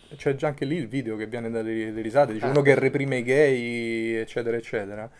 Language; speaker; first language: Italian; native; Italian